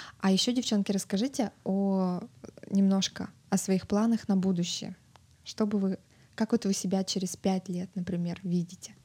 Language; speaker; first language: Russian; native; Russian